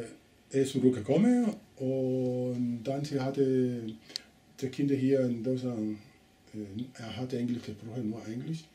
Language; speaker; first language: German; non-native, learner; Spanish